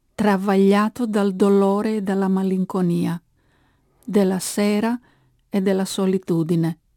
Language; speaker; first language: Italian; non-native, fluent; Greek